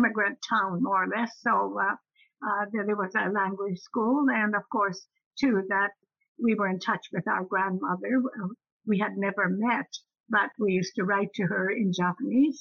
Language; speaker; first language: English; native; English